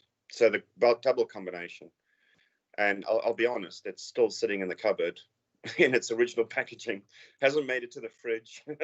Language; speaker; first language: English; native; English